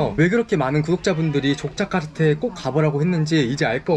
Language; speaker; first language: Korean; native; Korean